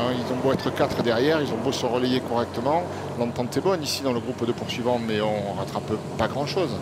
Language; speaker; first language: French; native; French